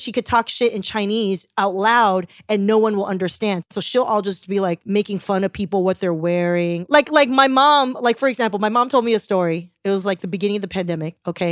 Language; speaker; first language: English; early bilingual, other home language; Chinese